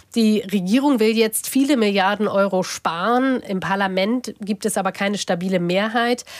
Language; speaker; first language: German; native; German